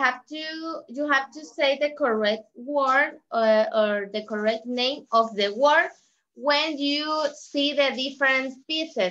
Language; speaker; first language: English; non-native, learner; Spanish